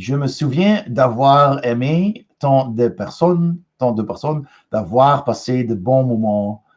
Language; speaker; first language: French; non-native, learner; Dutch